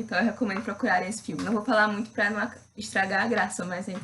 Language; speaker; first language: Portuguese; native; Portuguese